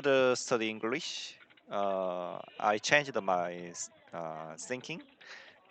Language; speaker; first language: English; non-native, learner; Korean